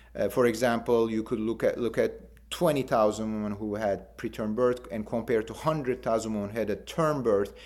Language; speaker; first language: English; non-native, fluent; Turkish